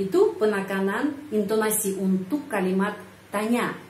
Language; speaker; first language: Indonesian; non-native, fluent; Russian